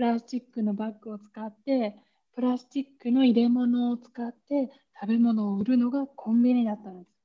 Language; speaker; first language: Japanese; non-native, learner; German